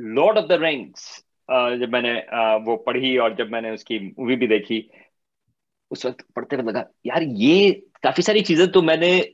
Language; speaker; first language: Urdu; native; Urdu